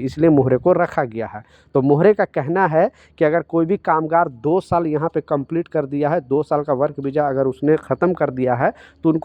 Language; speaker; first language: Hindi; native; Hindi